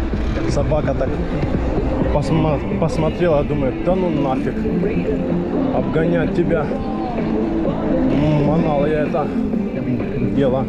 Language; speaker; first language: Russian; native; Russian